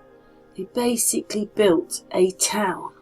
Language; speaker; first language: English; native; English